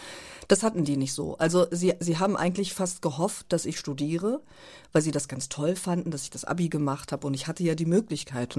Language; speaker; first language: German; early bilingual, other home language; Turkish